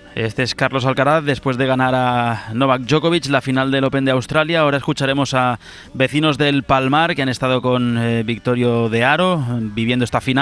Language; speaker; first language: Spanish; native; Spanish